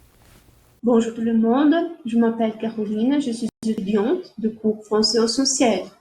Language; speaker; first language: French; non-native, fluent; Portuguese